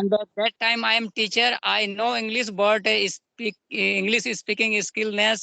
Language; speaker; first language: English; non-native, learner; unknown